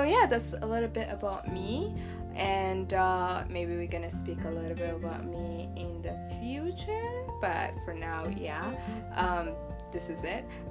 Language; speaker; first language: English; non-native, fluent; Tigrinya